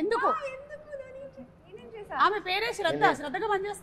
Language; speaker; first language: Telugu; native; Telugu